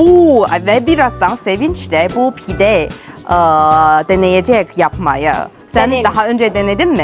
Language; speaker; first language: Turkish; non-native, learner; Chinese